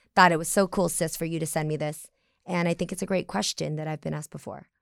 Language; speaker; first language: English; early bilingual, other home language; Vietnamese